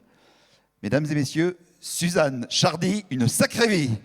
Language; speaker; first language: French; native; French